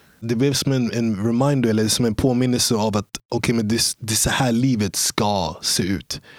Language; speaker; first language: Swedish; early bilingual, other home language; English